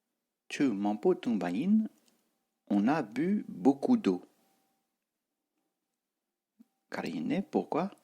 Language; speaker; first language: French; non-native, fluent; Tibetan